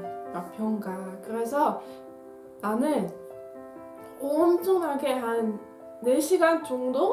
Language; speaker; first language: Korean; non-native, learner; Dutch